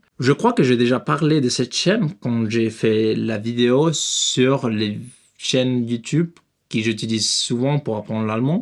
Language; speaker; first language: French; non-native, learner; Spanish